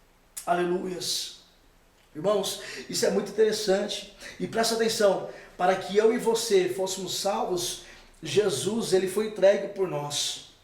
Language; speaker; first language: Portuguese; native; Portuguese